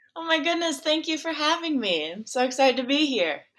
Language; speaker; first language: English; native; English